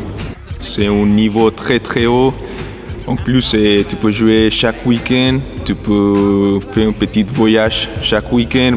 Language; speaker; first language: French; non-native, fluent; Spanish